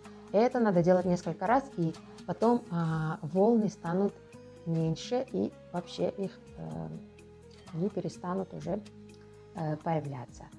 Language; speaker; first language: Russian; non-native, local second language; Georgian